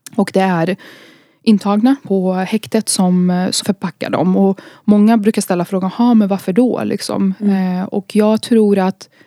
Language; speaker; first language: Swedish; early bilingual, other home language; Arabic